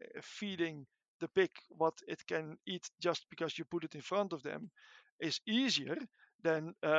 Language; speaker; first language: English; non-native, fluent; Dutch